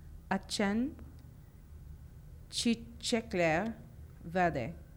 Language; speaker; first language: Turkish; non-native, learner; English